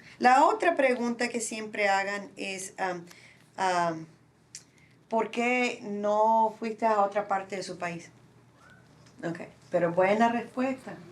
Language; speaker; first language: Spanish; non-native, fluent; English